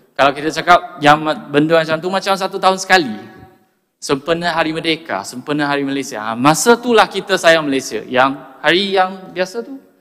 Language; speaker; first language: Malay; non-native, local second language; Chinese